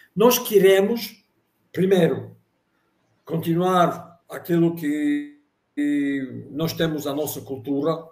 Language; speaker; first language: Portuguese; non-native, fluent; Russian